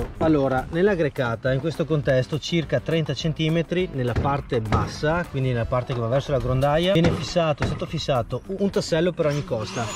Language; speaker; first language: Italian; native; Italian